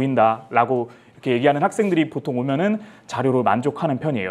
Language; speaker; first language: Korean; native; Korean